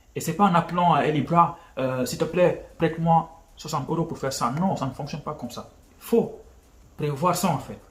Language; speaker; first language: French; non-native, local second language; Wolof